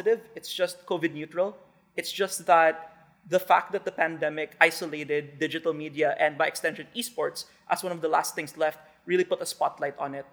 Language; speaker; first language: English; non-native, local second language; Hiligaynon